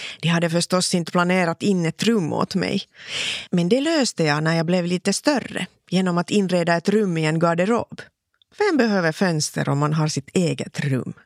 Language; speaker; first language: Swedish; non-native, local second language; Finnish